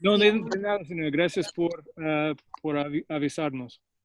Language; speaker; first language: Spanish; non-native, fluent; English